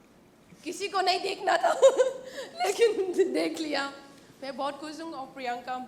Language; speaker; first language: Hindi; non-native, local second language; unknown